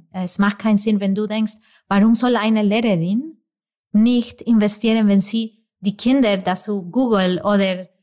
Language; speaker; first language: German; non-native, fluent; English